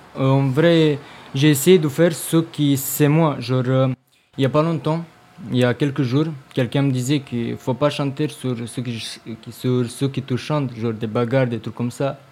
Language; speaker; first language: French; non-native, learner; Romanian